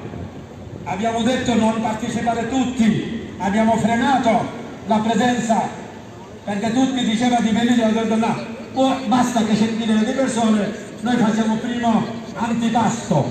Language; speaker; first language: Italian; non-native, fluent; Bangla